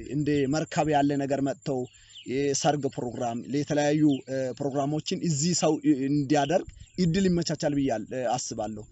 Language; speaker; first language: Amharic; non-native, local second language; Hadiyya